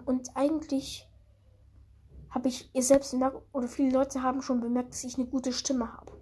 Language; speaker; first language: German; early bilingual, other home language; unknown